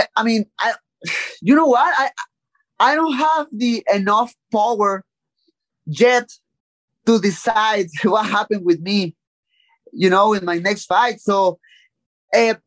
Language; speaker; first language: English; non-native, learner; Spanish